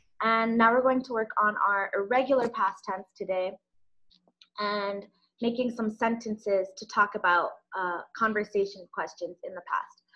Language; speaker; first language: English; native; English